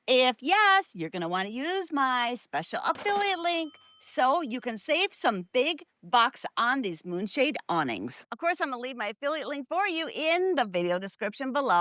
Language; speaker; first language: English; native; English